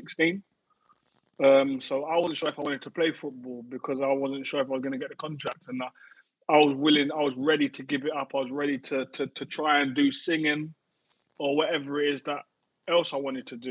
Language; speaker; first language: English; native; English